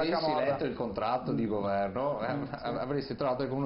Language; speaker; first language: Italian; native; Italian